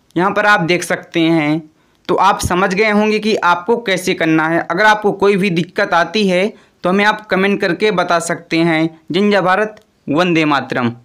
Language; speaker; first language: Hindi; native; Hindi